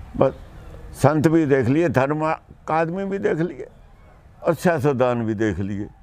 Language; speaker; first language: Hindi; non-native, local second language; Punjabi